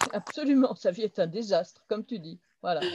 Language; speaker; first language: French; native; French